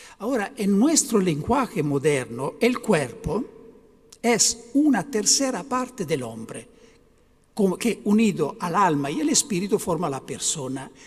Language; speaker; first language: Spanish; non-native, fluent; Italian